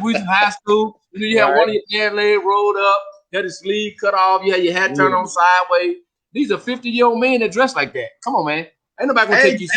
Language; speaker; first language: English; native; English